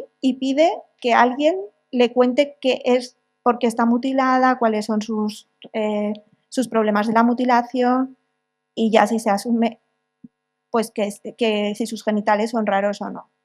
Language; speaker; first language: Spanish; native; Spanish